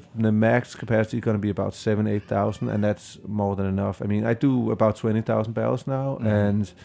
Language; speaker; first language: English; non-native, fluent; Danish